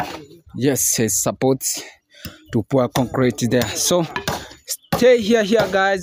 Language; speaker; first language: English; non-native, learner; Swahili